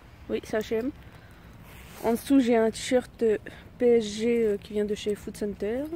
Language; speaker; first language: French; native; French